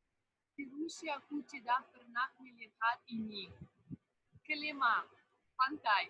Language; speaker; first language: Indonesian; non-native, fluent; Russian